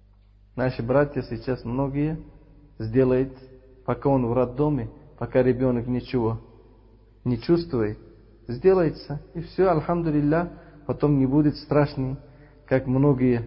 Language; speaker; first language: Russian; non-native, fluent; Uzbek